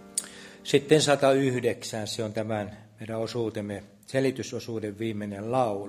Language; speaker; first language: Finnish; native; Finnish